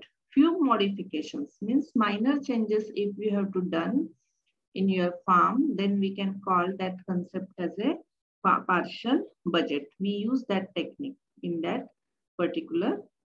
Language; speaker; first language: English; non-native, local second language; Marathi